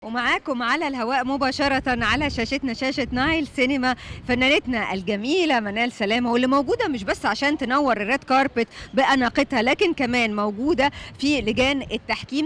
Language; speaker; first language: Arabic; native; Arabic